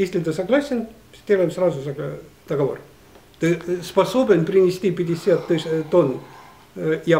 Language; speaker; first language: Russian; non-native, local second language; Estonian